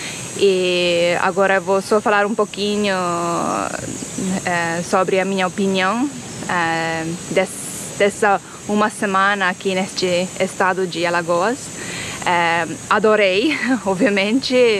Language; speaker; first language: Portuguese; non-native, fluent; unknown